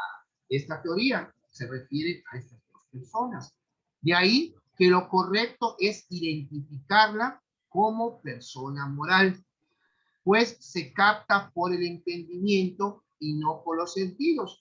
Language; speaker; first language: Spanish; native; Spanish